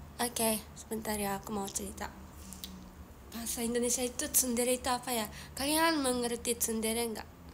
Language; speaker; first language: Indonesian; non-native, learner; Japanese